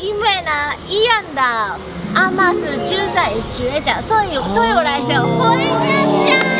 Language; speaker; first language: Chinese; early bilingual, heritage; Japanese